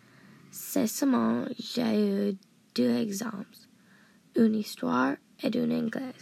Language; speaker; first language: French; non-native, learner; English